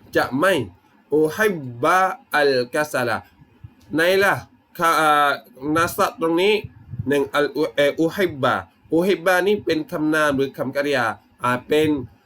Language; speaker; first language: Thai; non-native, local second language; Malay